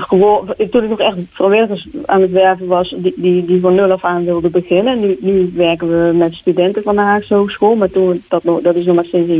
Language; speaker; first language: Dutch; native; Dutch